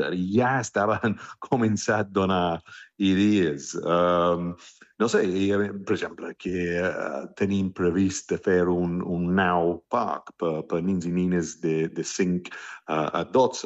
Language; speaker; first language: Catalan; non-native, fluent; English